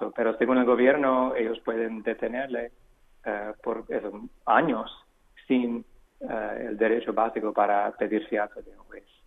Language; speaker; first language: Spanish; non-native, fluent; English